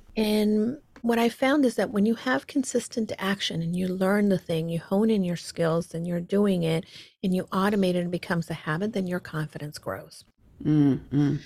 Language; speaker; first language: English; early bilingual, heritage; Spanish